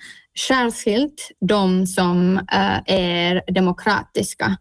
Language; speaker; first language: Swedish; non-native, fluent; Finnish